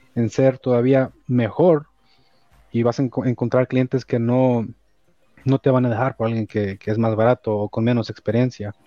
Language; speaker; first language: Spanish; early bilingual, heritage; Spanish